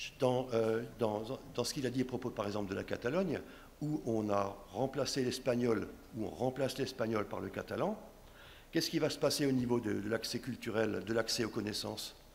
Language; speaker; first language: French; non-native, local second language; Swiss German